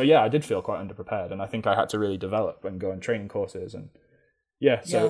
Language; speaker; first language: English; native; English